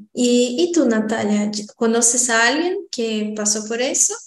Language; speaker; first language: Spanish; non-native, fluent; Portuguese